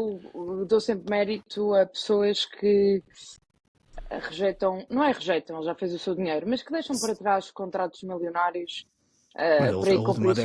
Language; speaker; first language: Portuguese; native; Portuguese